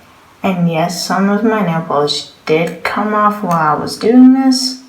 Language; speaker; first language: English; non-native, fluent; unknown